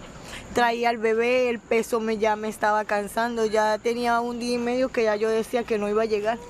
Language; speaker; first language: Spanish; native; Spanish